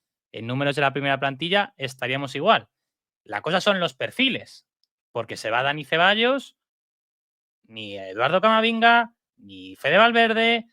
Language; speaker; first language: Spanish; native; Spanish